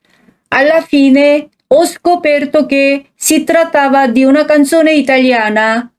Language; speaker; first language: Italian; non-native, fluent; Korean